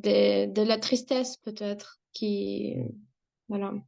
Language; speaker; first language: French; non-native, fluent; Russian